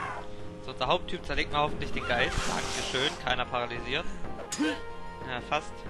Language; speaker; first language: German; native; German